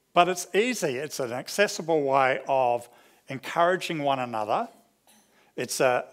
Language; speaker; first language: English; native; English